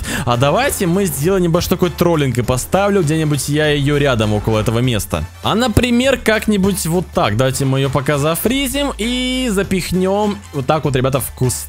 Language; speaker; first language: Russian; native; Russian